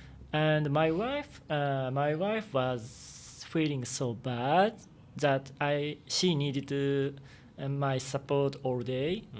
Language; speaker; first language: English; non-native, learner; Japanese